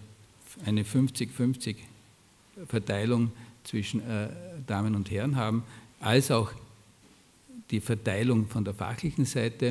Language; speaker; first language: German; native; German